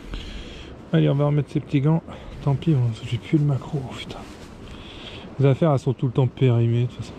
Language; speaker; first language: French; native; French